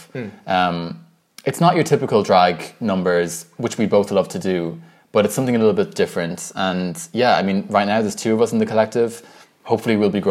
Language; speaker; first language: English; native; English